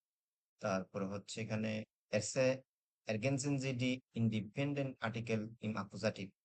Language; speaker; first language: German; non-native, fluent; Bangla